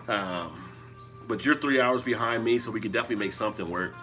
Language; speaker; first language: English; native; English